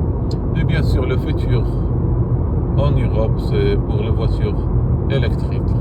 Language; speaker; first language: French; non-native, fluent; Arabic